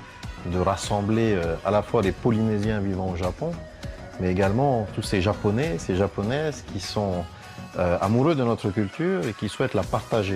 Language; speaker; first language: French; native; French